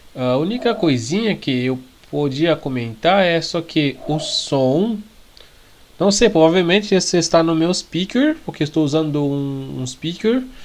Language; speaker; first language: Portuguese; non-native, fluent; Haitian Creole